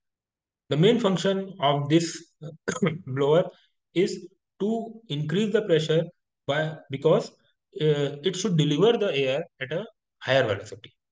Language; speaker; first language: English; non-native, local second language; Hindi